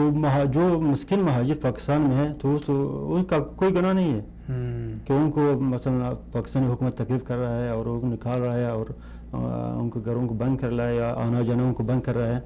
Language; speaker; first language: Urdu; non-native, fluent; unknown